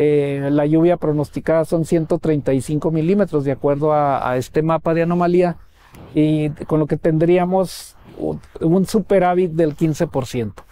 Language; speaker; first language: Spanish; native; Spanish